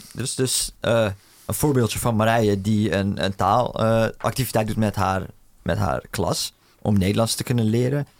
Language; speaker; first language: Dutch; early bilingual, other home language; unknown